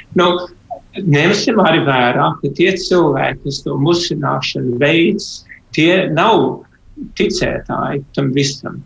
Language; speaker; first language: Latvian; early bilingual, heritage; Latvian